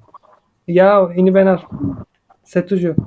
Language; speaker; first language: Indonesian; non-native, learner; Turkish